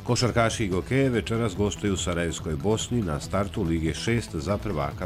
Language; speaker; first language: Serbian; native; Serbian